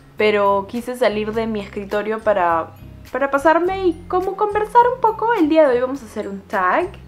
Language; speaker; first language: Spanish; native; Spanish